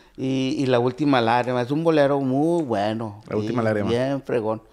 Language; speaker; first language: Spanish; native; Spanish